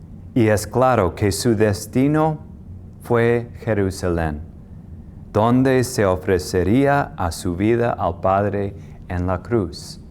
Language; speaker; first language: Spanish; non-native, fluent; English